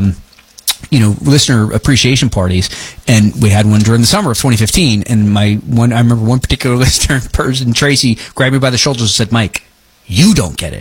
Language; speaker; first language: English; native; English